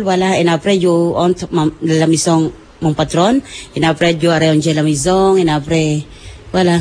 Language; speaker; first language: French; non-native, learner; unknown